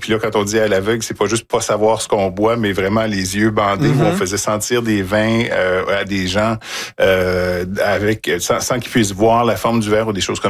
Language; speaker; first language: French; native; French